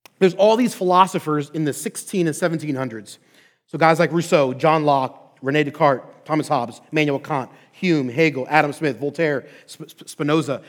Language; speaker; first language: English; native; English